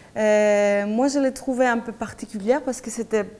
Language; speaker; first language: French; non-native, fluent; Greek